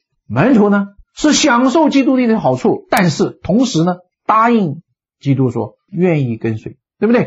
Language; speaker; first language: Chinese; native; Chinese